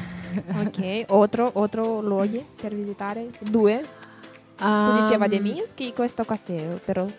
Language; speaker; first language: Italian; non-native, learner; Romanian